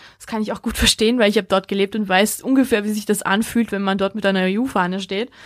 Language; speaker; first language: German; early bilingual, other home language; Georgian